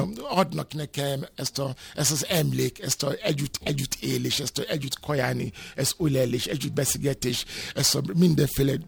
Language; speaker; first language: Hungarian; non-native, fluent; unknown